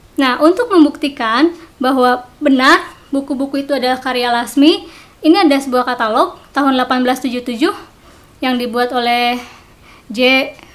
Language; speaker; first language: Indonesian; non-native, local second language; Sundanese